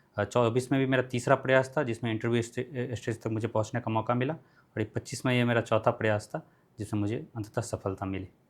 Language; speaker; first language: Hindi; non-native, local second language; Maithili